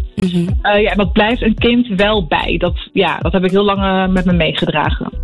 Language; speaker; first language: Dutch; early bilingual, other home language; Arabic